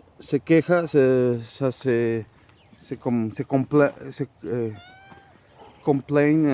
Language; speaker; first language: French; non-native, fluent; Spanish